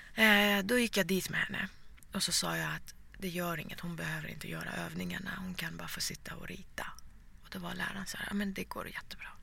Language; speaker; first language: Swedish; early bilingual, other home language; Persian